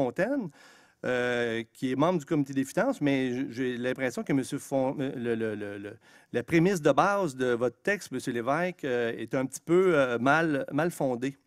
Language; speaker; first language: French; native; French